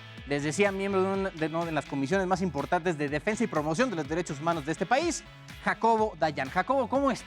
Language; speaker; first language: Spanish; native; Spanish